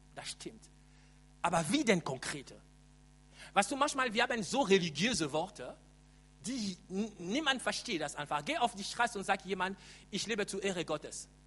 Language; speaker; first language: German; non-native, fluent; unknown